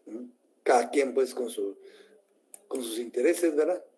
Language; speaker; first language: Spanish; native; Spanish